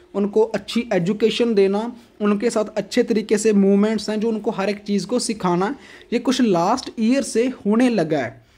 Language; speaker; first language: Hindi; non-native, local second language; Punjabi